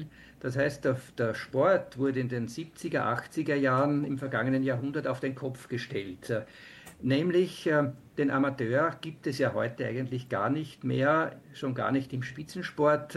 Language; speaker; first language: German; native; German